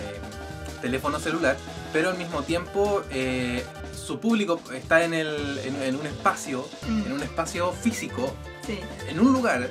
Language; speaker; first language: Spanish; native; Spanish